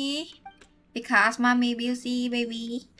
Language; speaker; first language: English; non-native, learner; Vietnamese